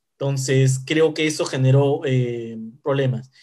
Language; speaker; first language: Spanish; native; Spanish